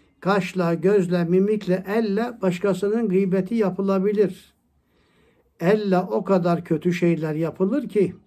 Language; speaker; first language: Turkish; native; Turkish